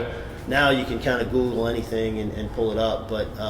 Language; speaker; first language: English; native; English